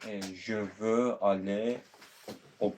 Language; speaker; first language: French; non-native, learner; Azerbaijani